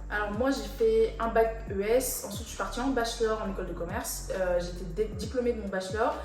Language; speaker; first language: French; native; French